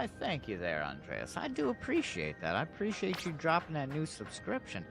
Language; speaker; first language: English; native; English